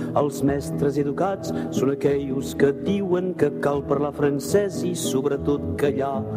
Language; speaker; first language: Catalan; non-native, local second language; French